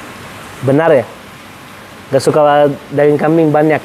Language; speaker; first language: Indonesian; non-native, learner; Arabic